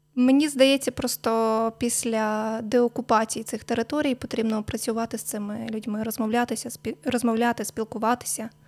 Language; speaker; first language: Ukrainian; native; Ukrainian